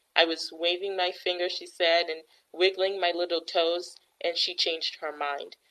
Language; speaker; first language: English; native; English